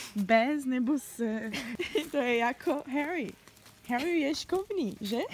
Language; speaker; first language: Czech; non-native, learner; Portuguese